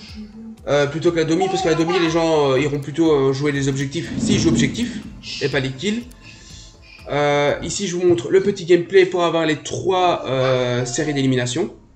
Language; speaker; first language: French; native; French